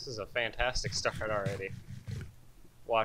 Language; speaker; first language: English; native; English